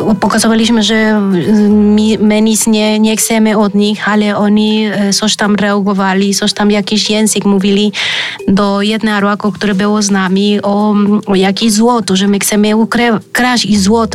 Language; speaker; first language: Polish; early bilingual, heritage; Spanish